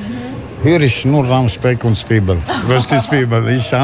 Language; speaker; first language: German; non-native, learner; Italian